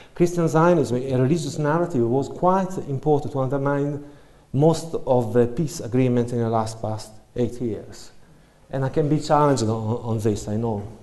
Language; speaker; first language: English; non-native, fluent; Italian